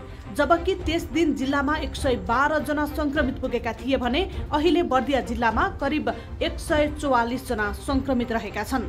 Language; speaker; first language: Nepali; native; Nepali